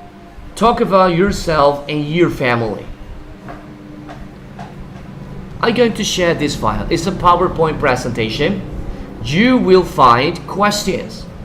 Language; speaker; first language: English; non-native, fluent; Spanish